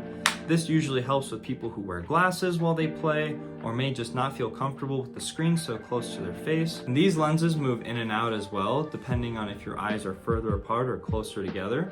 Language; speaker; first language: English; native; English